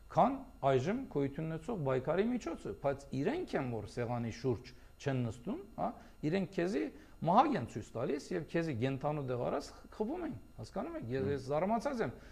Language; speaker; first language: Armenian; early bilingual, heritage; Armenian